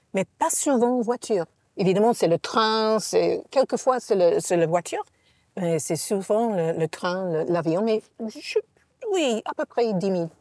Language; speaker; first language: French; non-native, fluent; English